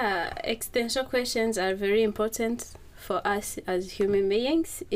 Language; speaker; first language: English; non-native, local second language; Kinyarwanda